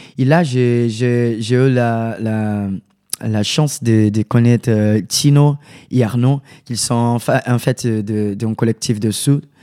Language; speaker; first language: French; non-native, learner; Portuguese